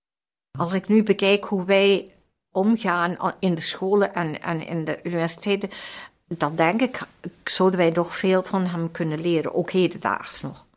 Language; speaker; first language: Dutch; non-native, fluent; German